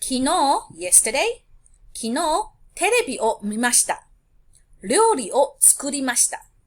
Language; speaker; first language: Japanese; non-native, fluent; English